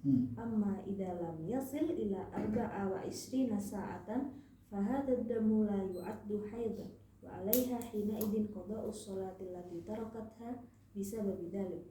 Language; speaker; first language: Arabic; non-native, learner; Indonesian